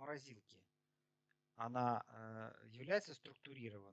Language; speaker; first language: Russian; native; Russian